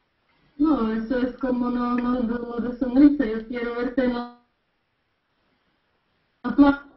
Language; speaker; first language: Spanish; non-native, fluent; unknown